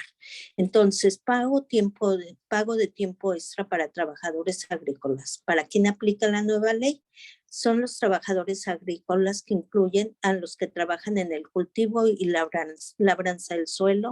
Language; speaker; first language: Spanish; native; Spanish